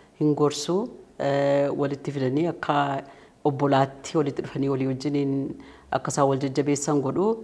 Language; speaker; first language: Oromo; native; Oromo